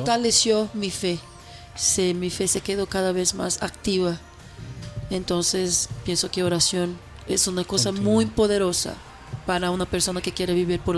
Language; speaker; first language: Spanish; non-native, fluent; Portuguese